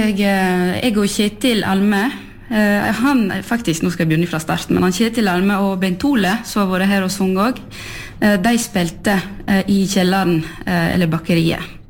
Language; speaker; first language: Norwegian; early bilingual, heritage; French